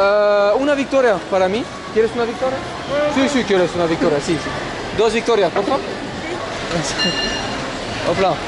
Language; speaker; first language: Spanish; non-native, learner; French